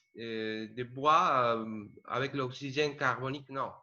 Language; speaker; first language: French; non-native, learner; Spanish